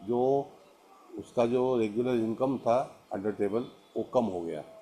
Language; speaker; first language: Hindi; non-native, local second language; Marathi